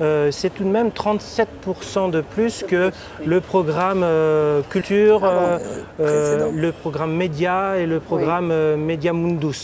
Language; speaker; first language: French; native; French